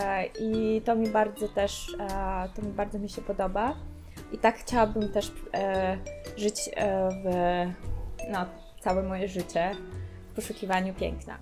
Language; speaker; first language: Polish; non-native, fluent; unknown